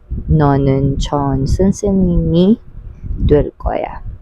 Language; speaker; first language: Korean; non-native, learner; Filipino